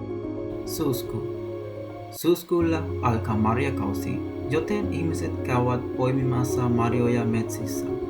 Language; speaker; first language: Finnish; non-native, learner; Sinhala